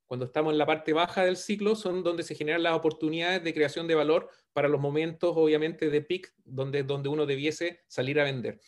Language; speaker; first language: Spanish; native; Spanish